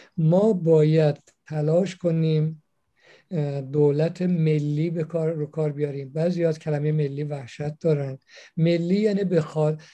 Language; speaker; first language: Persian; native; Persian